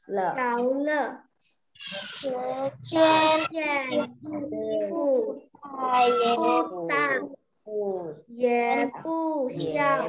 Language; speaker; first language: Chinese; non-native, learner; Indonesian